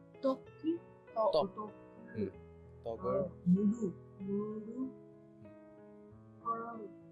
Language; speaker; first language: Korean; non-native, learner; Chinese